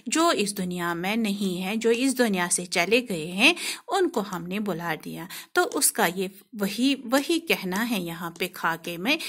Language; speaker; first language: Urdu; non-native, local second language; Kashmiri